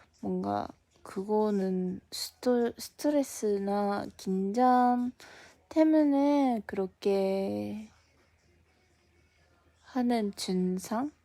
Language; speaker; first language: Korean; non-native, fluent; Japanese